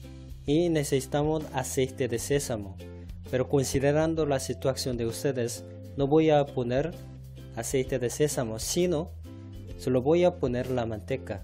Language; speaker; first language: Spanish; non-native, fluent; Korean